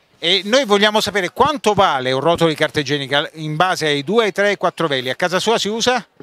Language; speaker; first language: Italian; native; Italian